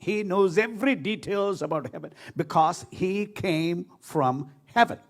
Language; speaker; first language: English; non-native, local second language; Malayalam